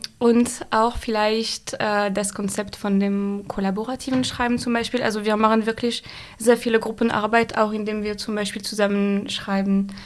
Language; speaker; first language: German; non-native, fluent; French